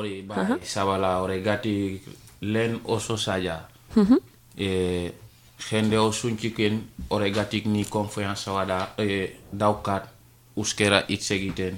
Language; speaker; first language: Basque; non-native, learner; Wolof